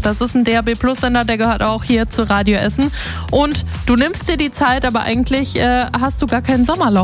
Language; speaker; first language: German; native; German